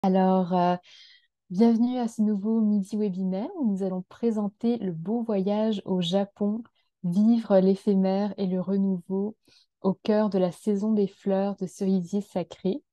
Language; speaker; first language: French; native; French